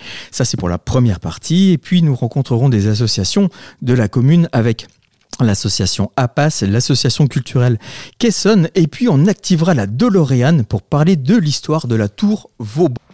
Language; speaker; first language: French; native; French